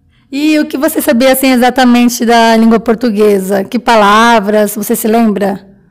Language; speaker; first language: Portuguese; native; Portuguese